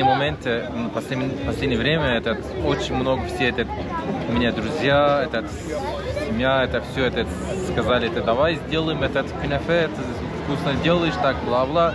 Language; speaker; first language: Russian; non-native, learner; Turkish